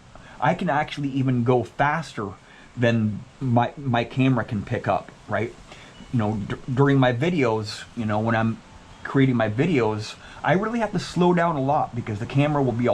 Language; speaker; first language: English; native; English